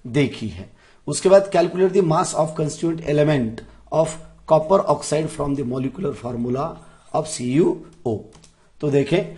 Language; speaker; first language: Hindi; non-native, local second language; Marathi